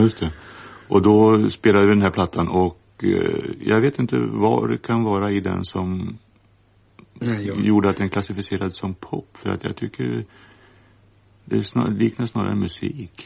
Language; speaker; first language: Swedish; native; Swedish